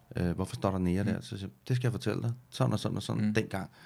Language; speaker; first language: Danish; native; Danish